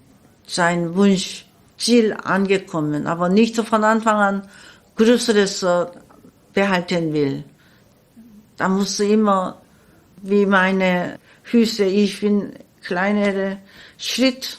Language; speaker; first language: German; non-native, learner; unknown